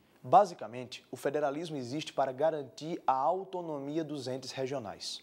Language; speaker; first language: Portuguese; native; Portuguese